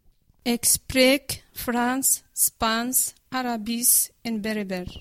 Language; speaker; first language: Dutch; non-native, learner; Arabic